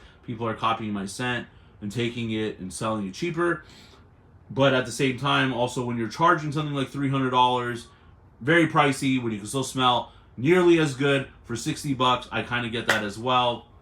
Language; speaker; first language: English; native; English